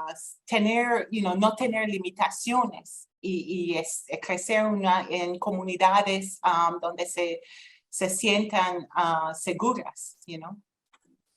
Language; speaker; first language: Spanish; non-native, fluent; English